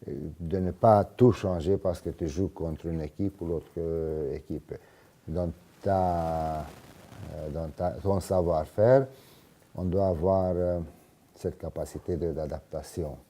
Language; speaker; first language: French; non-native, fluent; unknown